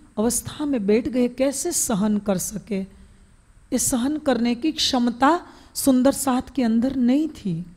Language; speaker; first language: Hindi; non-native, local second language; Gujarati